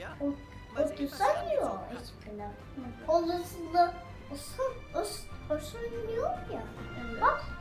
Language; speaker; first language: Turkish; early bilingual, heritage; German